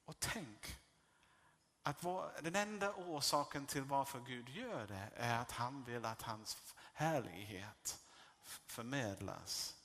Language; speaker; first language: Swedish; non-native, fluent; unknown